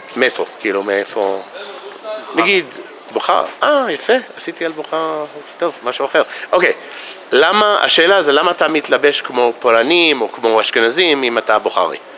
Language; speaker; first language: Hebrew; non-native, fluent; English